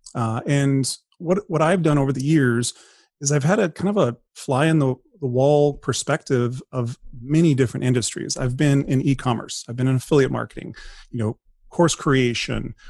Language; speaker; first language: English; native; English